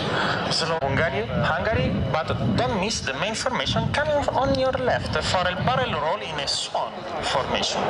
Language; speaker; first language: English; non-native, fluent; Italian